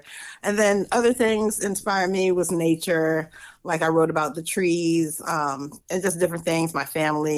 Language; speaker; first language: English; native; English